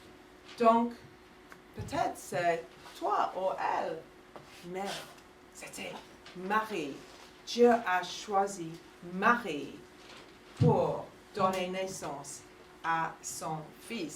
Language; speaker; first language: French; non-native, fluent; English